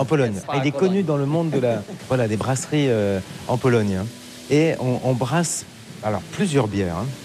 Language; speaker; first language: French; native; French